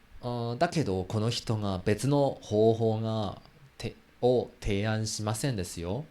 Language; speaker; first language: Japanese; non-native, learner; Chinese